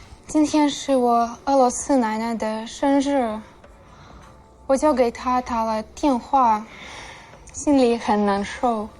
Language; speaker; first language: Chinese; non-native, fluent; Russian